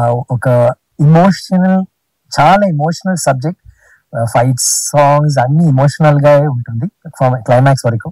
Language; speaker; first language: Telugu; non-native, learner; Tamil